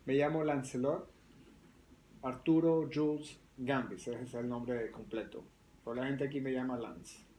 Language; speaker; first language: Spanish; early bilingual, other home language; French